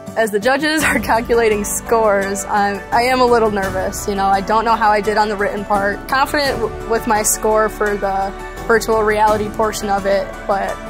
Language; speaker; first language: English; native; English